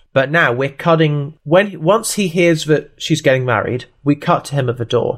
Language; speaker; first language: English; native; English